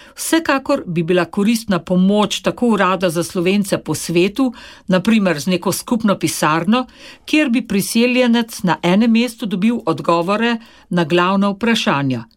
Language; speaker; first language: Slovenian; native; Slovenian